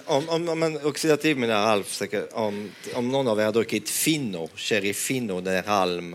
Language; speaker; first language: Swedish; non-native, fluent; French